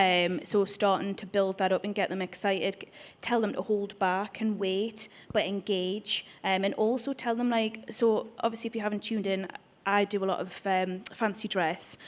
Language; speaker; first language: English; native; English